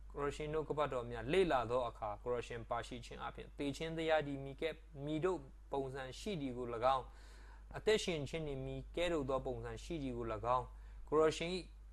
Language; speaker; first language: Burmese; non-native, local second language; Tedim Chin